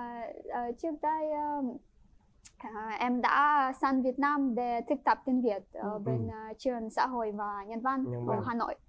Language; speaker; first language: Vietnamese; non-native, fluent; Ukrainian